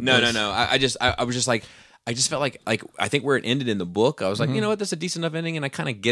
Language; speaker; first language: English; native; English